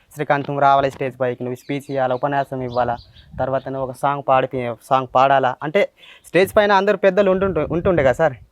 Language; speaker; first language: Telugu; non-native, local second language; Gondi